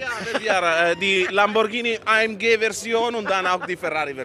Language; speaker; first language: German; non-native, learner; Italian